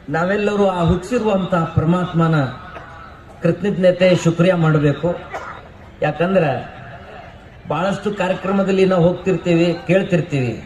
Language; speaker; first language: Kannada; non-native, local second language; Urdu